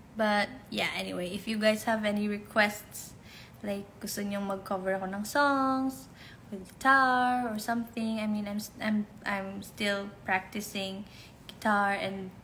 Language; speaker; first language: English; non-native, local second language; Filipino